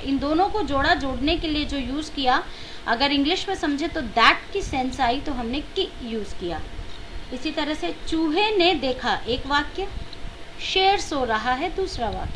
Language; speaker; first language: Hindi; native; Hindi